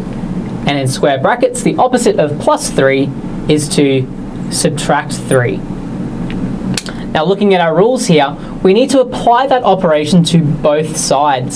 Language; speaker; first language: English; native; English